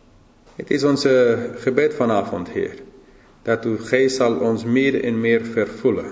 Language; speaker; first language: Dutch; non-native, fluent; English